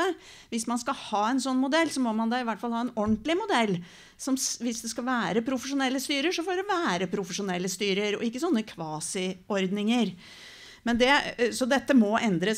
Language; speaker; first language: Norwegian; native; Norwegian